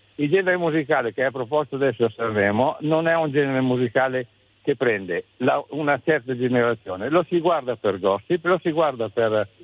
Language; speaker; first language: Italian; native; Italian